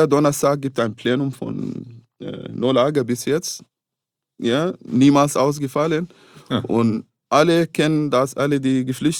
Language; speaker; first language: German; non-native, fluent; Arabic